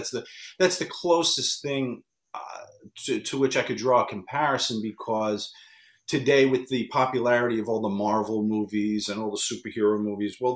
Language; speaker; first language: English; native; English